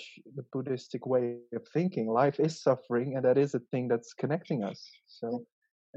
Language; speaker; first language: English; non-native, local second language; Dutch